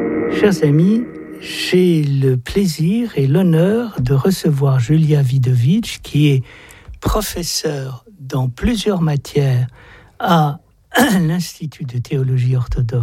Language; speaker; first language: French; native; French